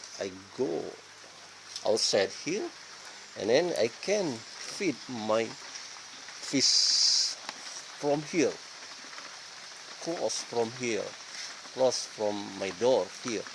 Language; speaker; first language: English; non-native, learner; Indonesian